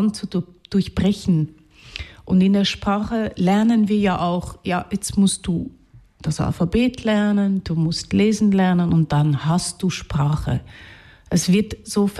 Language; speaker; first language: German; non-native, fluent; Hungarian